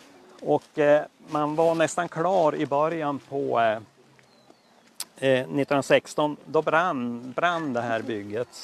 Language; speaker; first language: Swedish; native; Swedish